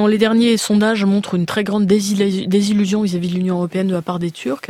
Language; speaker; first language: French; native; French